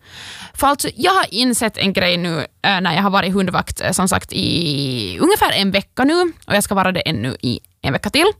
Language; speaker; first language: Swedish; native; Swedish